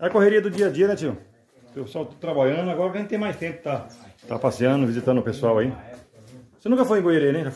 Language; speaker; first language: Portuguese; native; Portuguese